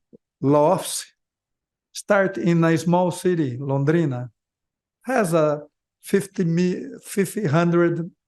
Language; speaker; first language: English; non-native, learner; Portuguese